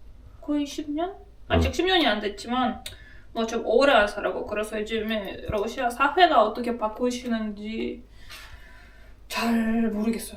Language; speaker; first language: Korean; non-native, learner; Russian